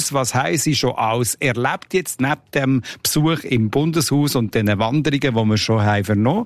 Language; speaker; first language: German; native; German